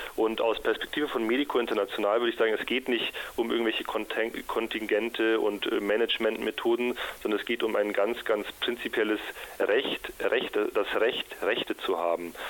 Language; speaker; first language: German; native; German